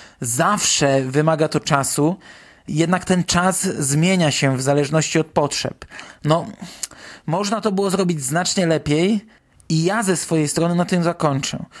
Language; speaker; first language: Polish; native; Polish